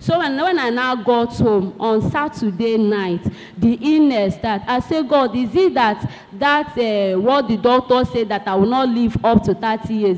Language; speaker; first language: English; non-native, local second language; Igbo